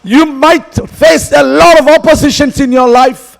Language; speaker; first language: English; non-native, local second language; Tamil